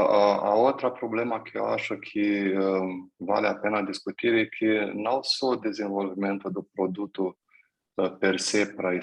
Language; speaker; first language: Portuguese; non-native, fluent; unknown